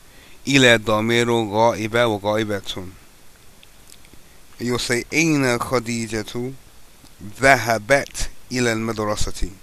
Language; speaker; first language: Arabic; non-native, fluent; English